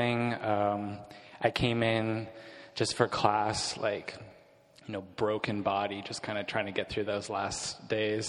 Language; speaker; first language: English; native; English